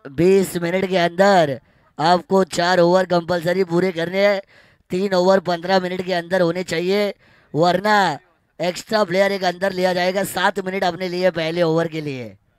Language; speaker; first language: Hindi; non-native, local second language; Marathi